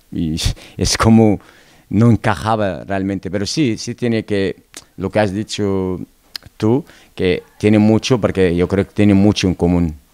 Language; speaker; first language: Spanish; non-native, local second language; Arabic